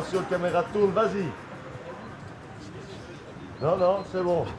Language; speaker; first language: French; native; French